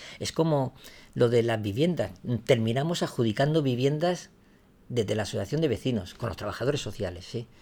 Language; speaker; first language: Spanish; native; Spanish